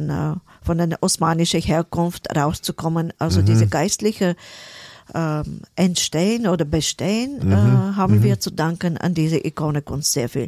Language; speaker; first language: German; non-native, fluent; Bulgarian